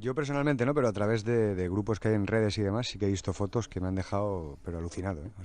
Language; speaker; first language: Spanish; native; Spanish